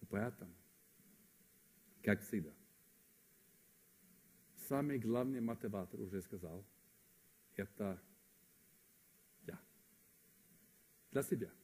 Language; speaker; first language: Russian; non-native, fluent; Swedish